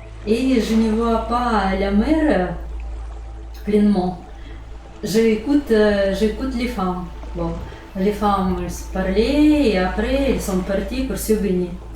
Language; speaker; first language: French; non-native, learner; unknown